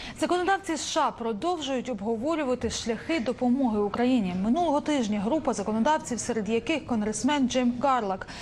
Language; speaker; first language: Ukrainian; native; Ukrainian